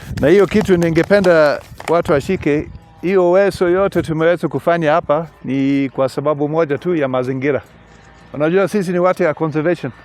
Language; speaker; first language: Swahili; non-native, local second language; English